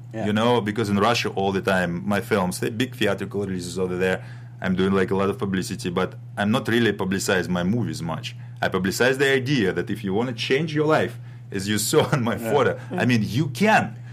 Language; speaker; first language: English; non-native, fluent; Russian